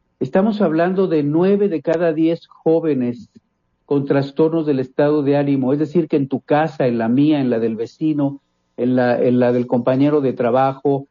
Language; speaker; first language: Spanish; native; Spanish